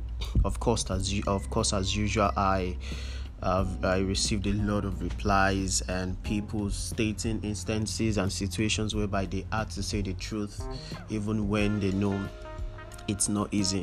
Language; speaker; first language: English; non-native, local second language; Yoruba